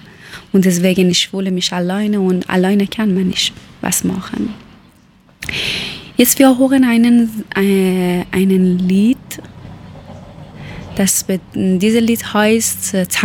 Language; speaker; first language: German; non-native, learner; Persian